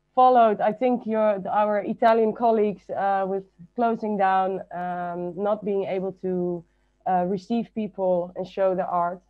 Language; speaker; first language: English; non-native, fluent; Dutch